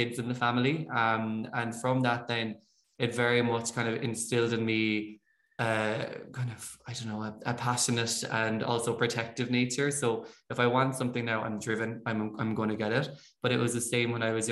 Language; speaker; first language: English; native; English